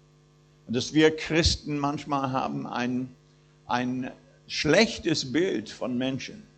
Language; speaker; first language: German; non-native, fluent; English